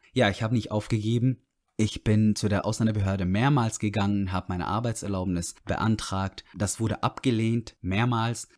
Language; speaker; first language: German; non-native, fluent; Arabic